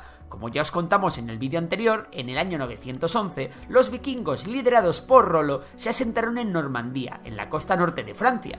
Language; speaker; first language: Spanish; native; Spanish